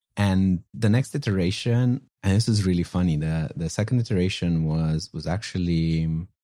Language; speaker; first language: English; non-native, fluent; Romanian